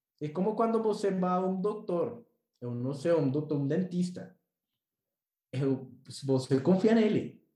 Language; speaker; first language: Portuguese; non-native, learner; Spanish